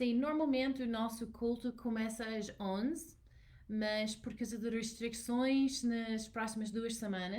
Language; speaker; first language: Portuguese; non-native, learner; English